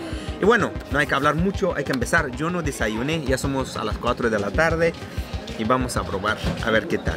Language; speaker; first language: Spanish; non-native, fluent; Arabic